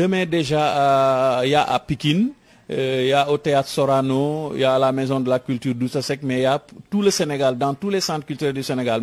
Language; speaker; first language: French; non-native, local second language; Wolof